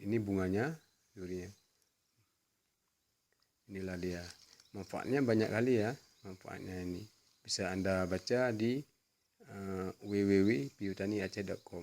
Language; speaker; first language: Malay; non-native, local second language; Achinese